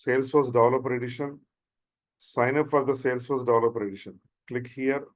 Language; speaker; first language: English; non-native, local second language; Telugu